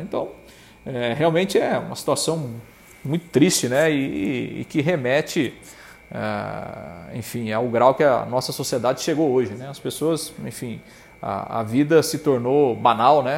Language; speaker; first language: Portuguese; native; Portuguese